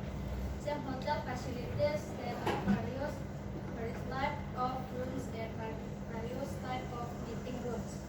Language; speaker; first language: English; non-native, learner; Indonesian